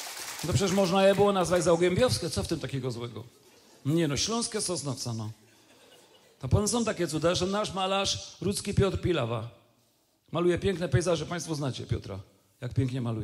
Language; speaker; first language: Polish; native; Polish